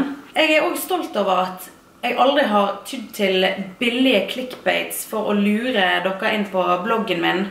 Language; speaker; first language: Norwegian; native; Norwegian